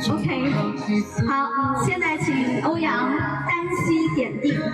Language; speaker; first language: Chinese; native; Chinese